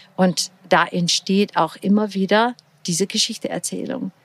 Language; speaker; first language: German; non-native, fluent; English